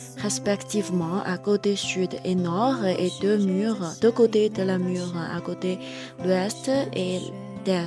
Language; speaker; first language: French; non-native, fluent; Chinese